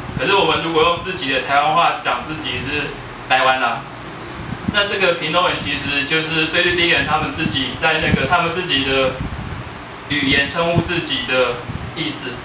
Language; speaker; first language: Chinese; native; Chinese